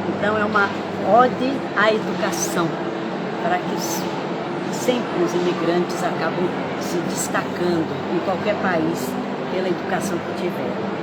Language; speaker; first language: Portuguese; early bilingual, other home language; Italian